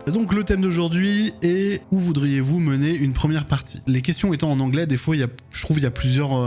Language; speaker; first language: French; native; French